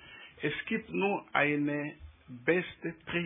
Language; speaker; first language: German; non-native, learner; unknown